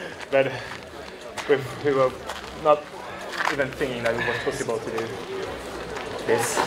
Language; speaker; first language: English; non-native, fluent; French